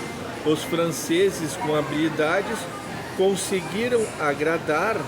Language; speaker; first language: Portuguese; native; Portuguese